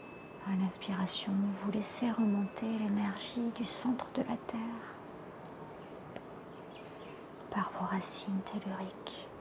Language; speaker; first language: French; native; French